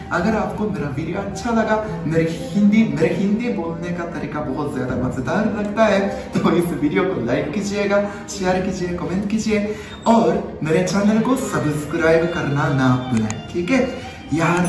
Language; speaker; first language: Hindi; non-native, fluent; Japanese